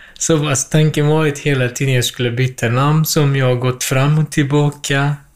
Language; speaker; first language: Swedish; non-native, fluent; Kurdish